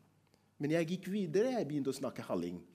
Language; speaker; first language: Swedish; non-native, learner; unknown